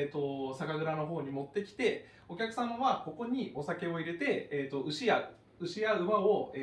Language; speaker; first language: Japanese; native; Japanese